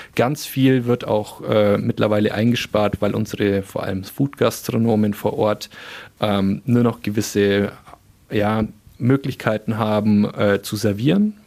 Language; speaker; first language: German; native; German